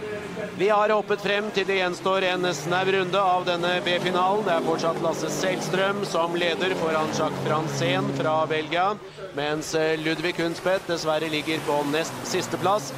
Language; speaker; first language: Norwegian; native; Norwegian